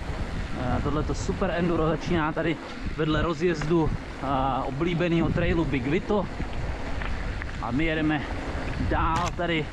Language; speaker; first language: Czech; native; Czech